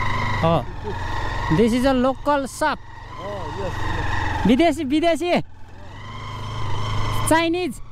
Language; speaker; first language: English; non-native, learner; Nepali